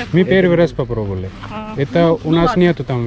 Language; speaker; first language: Russian; non-native, learner; Hindi